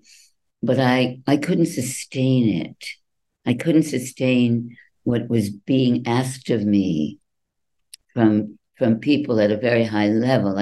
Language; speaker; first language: English; native; English